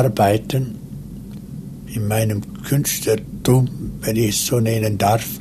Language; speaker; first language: German; non-native, local second language; Romansh